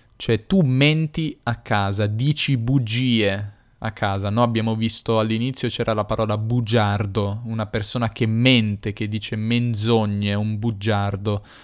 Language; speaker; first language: Italian; native; Italian